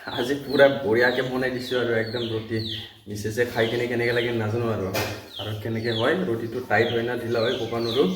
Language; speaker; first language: Assamese; non-native, local second language; Bodo